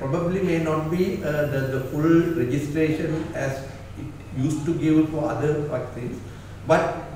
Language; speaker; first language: English; non-native, local second language; Sinhala